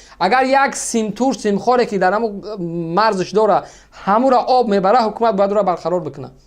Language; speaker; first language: Tajik; native; Tajik